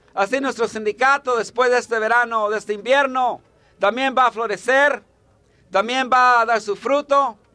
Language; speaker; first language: Spanish; early bilingual, heritage; Spanish